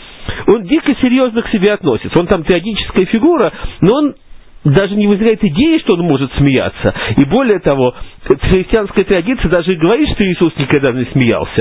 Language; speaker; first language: Russian; native; Russian